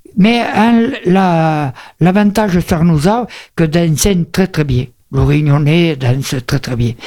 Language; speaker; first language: French; native; French